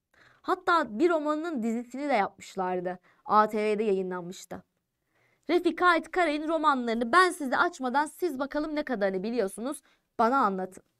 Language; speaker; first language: Turkish; native; Turkish